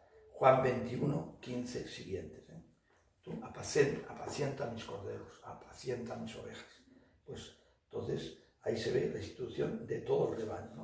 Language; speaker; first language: Spanish; native; Spanish